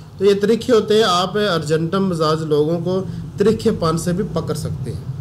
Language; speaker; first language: Urdu; non-native, local second language; Punjabi